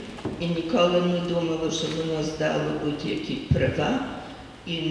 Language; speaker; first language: Ukrainian; early bilingual, heritage; Ukrainian